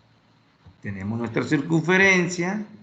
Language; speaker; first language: Spanish; native; Spanish